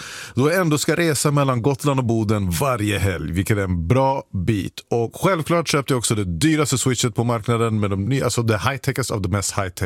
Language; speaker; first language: Swedish; native; Swedish